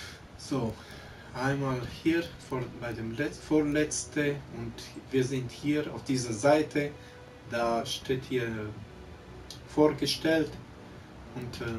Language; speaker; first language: German; non-native, local second language; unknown